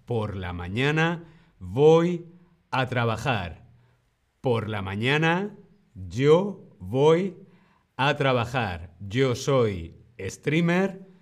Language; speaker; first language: Spanish; non-native, fluent; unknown